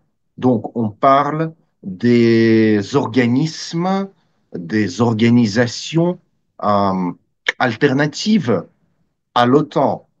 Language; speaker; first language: French; non-native, fluent; Russian